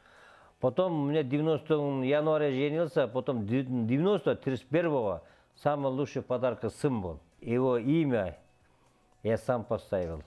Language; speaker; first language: Russian; non-native, learner; Kyrgyz